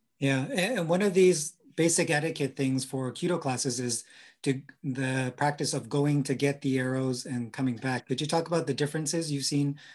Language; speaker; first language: English; native; English